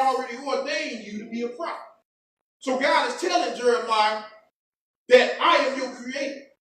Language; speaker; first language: English; native; English